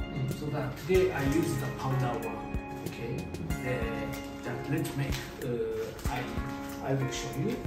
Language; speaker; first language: English; non-native, learner; Japanese